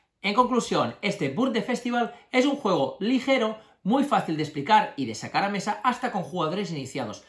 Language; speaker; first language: Spanish; native; Spanish